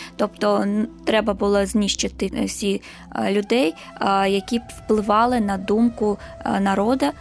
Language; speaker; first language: Ukrainian; non-native, local second language; Crimean Tatar